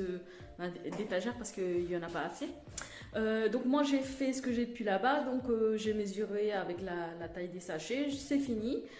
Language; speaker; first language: French; native; French